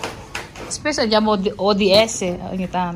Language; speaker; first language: Italian; non-native, learner; Filipino